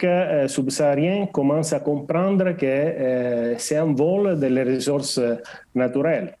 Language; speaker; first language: French; non-native, learner; Portuguese